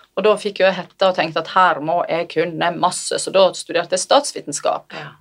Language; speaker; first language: Norwegian; native; Norwegian